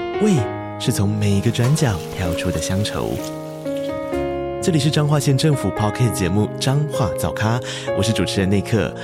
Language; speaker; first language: Chinese; native; Chinese